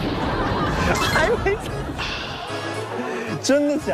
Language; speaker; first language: Chinese; native; Chinese